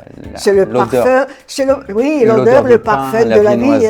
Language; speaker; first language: French; non-native, fluent; Italian